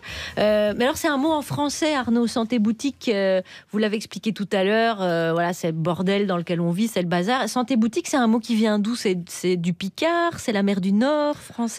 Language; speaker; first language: French; native; French